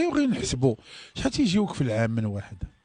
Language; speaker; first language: Arabic; native; Arabic